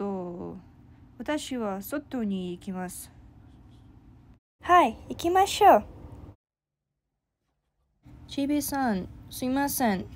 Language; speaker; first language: Japanese; non-native, learner; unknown